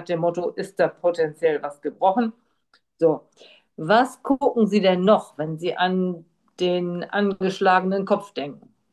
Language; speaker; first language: German; native; German